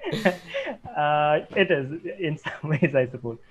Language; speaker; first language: English; non-native, local second language; Assamese